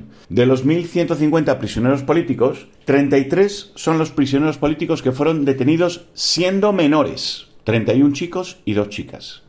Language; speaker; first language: Spanish; native; Spanish